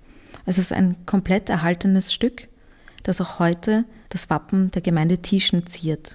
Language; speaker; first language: German; native; German